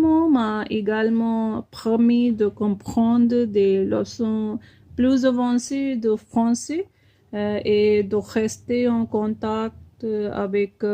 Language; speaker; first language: French; non-native, fluent; Punjabi